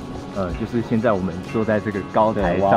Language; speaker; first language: Chinese; native; Chinese